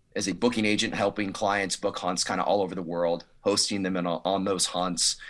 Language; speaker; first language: English; native; English